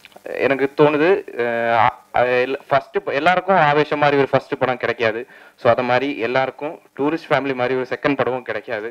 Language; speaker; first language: Tamil; non-native, learner; Malayalam